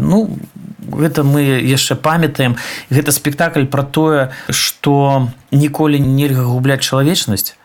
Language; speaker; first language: Belarusian; non-native, local second language; Russian